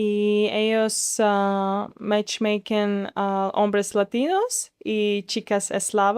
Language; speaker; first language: Spanish; non-native, learner; Russian